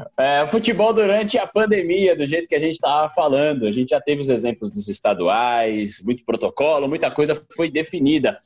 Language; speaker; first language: Portuguese; native; Portuguese